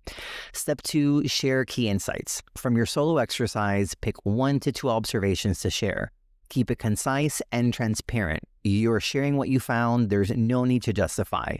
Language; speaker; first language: English; native; English